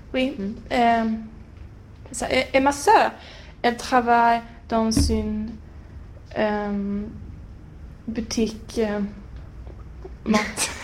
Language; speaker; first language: French; non-native, learner; Swedish